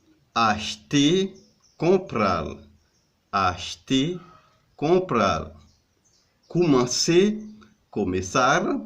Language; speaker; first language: Portuguese; non-native, learner; Haitian Creole